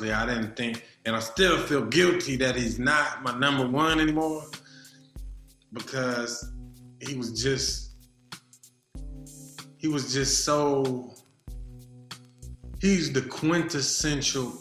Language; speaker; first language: English; native; English